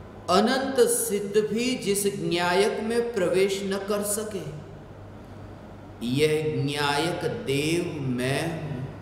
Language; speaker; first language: Hindi; non-native, local second language; Gujarati